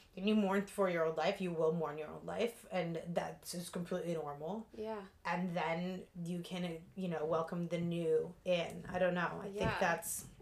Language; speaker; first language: English; early bilingual, other home language; Russian